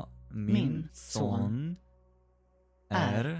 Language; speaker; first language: Swedish; non-native, learner; English